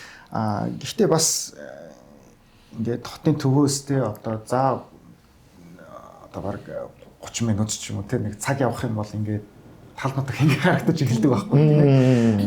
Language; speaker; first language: Mongolian; non-native, fluent; Japanese